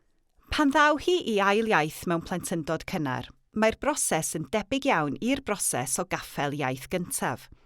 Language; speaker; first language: Welsh; native; Welsh